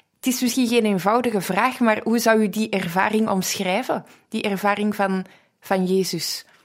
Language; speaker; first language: Dutch; native; Dutch